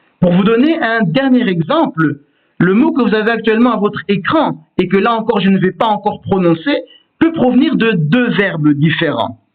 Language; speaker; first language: French; native; French